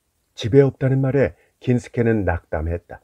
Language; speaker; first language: Korean; native; Korean